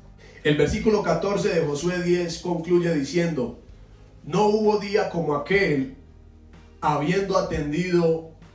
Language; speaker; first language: Spanish; native; Spanish